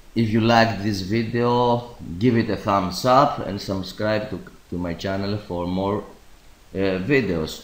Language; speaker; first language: English; non-native, fluent; Greek